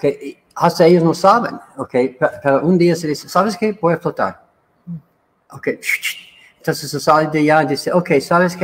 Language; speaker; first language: Spanish; non-native, learner; English